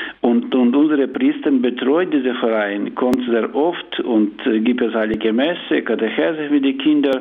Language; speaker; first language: German; non-native, learner; Ukrainian